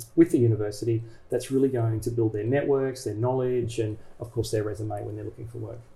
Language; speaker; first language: English; native; English